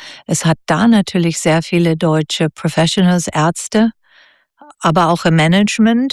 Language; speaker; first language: German; native; German